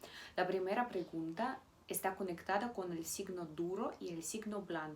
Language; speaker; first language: Spanish; non-native, fluent; Russian